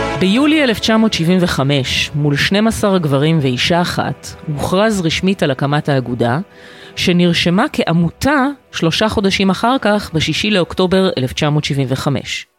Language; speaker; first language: Hebrew; native; Hebrew